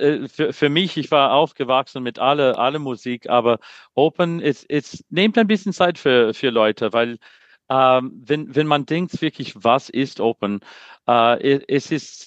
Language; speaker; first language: German; non-native, learner; English